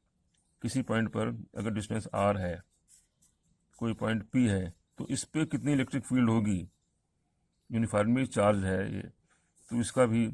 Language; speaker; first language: Hindi; native; Hindi